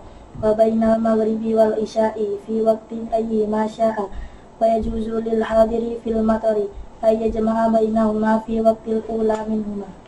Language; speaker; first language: Arabic; non-native, learner; Indonesian